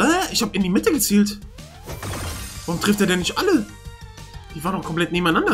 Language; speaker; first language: German; native; German